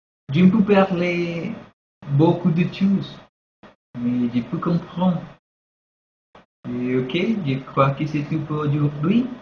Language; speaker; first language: French; non-native, learner; Spanish